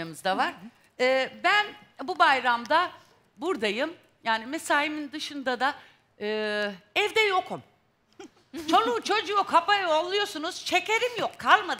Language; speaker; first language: Turkish; native; Turkish